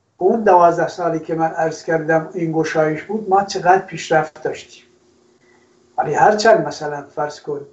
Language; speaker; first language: Persian; non-native, local second language; Kurdish